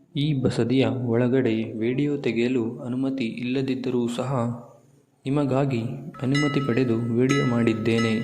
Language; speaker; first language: Kannada; non-native, local second language; Tulu